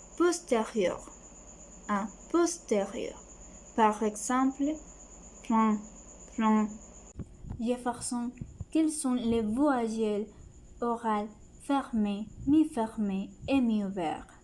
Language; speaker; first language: French; non-native, learner; Spanish